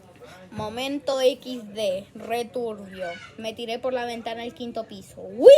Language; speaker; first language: Spanish; native; Spanish